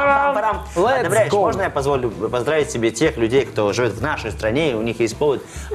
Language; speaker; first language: Russian; native; Russian